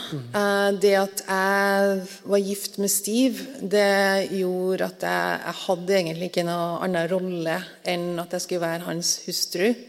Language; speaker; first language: Norwegian; native; Norwegian